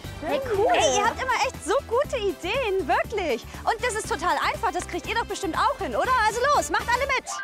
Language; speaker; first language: German; native; German